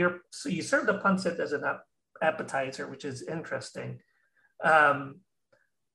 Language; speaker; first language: English; non-native, local second language; Filipino